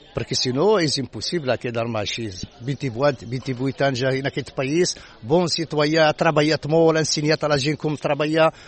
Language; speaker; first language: Catalan; non-native, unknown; Arabic